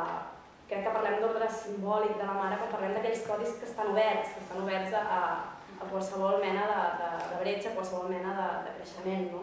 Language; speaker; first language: Catalan; native; Catalan